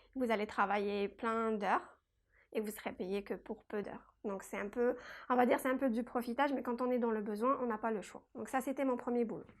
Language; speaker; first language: French; non-native, local second language; Kabyle